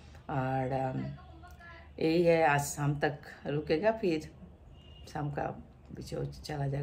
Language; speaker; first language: Hindi; non-native, local second language; Bangla